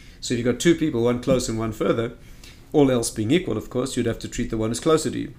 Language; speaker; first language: English; native; English